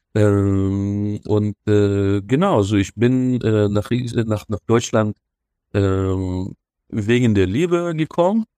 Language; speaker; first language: German; non-native, fluent; Hebrew